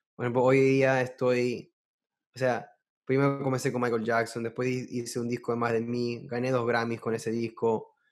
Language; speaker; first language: Spanish; early bilingual, heritage; Spanish